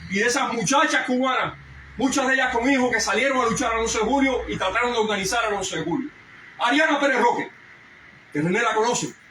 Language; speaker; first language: Spanish; early bilingual, heritage; Spanish